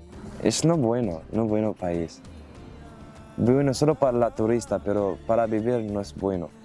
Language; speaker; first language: Spanish; non-native, learner; Arabic